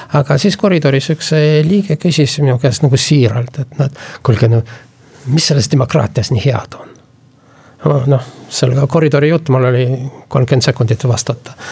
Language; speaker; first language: Estonian; non-native, local second language; Russian